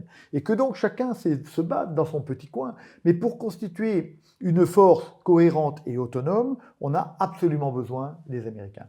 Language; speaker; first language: French; native; French